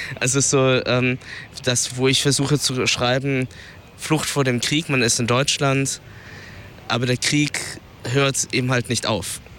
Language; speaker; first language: German; early bilingual, other home language; Vietnamese